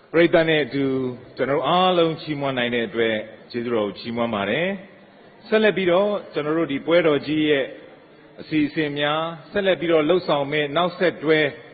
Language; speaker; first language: Burmese; native; Burmese